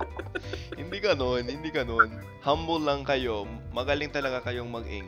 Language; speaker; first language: Filipino; non-native, fluent; English